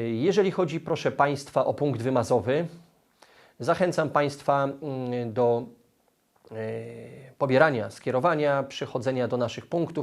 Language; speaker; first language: Polish; native; Polish